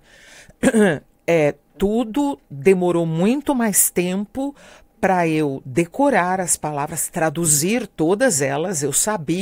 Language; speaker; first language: Portuguese; non-native, local second language; French